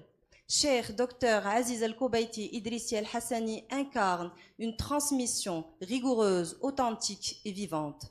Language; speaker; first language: French; non-native, local second language; Arabic